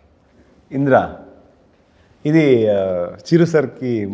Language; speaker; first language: Telugu; non-native, learner; Kannada